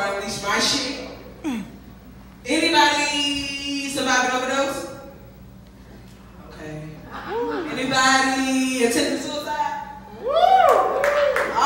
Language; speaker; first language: English; native; English